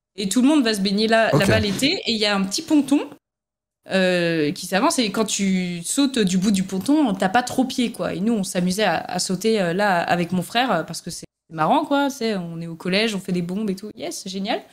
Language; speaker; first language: French; native; French